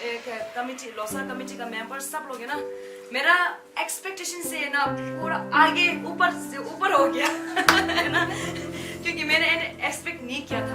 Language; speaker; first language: Hindi; non-native, local second language; Tibetan